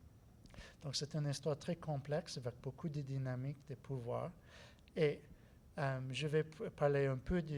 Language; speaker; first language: French; non-native, learner; English